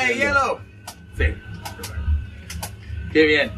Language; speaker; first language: Spanish; non-native, learner; English